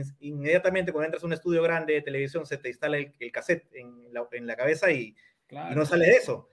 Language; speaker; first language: Spanish; native; Spanish